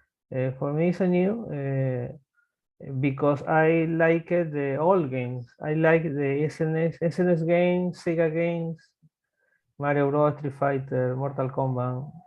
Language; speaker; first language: English; non-native, learner; Spanish